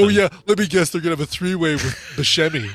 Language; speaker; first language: English; native; English